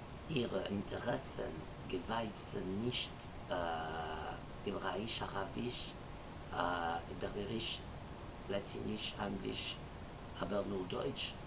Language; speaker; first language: German; non-native, learner; French